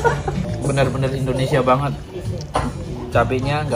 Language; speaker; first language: Indonesian; native; Indonesian